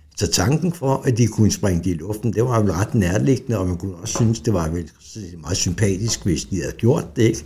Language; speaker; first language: Danish; native; Danish